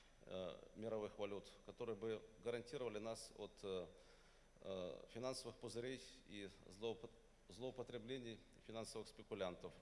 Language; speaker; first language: Russian; native; Russian